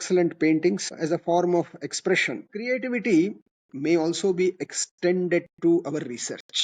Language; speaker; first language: English; non-native, local second language; Kannada